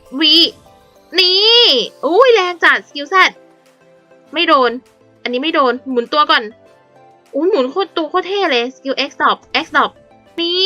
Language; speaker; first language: Thai; native; Thai